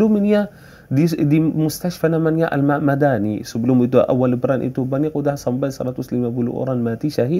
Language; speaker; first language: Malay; non-native, fluent; Arabic